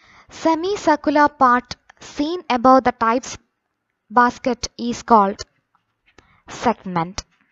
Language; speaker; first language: English; non-native, local second language; Malayalam